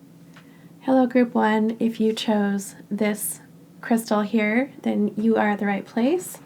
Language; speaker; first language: English; native; English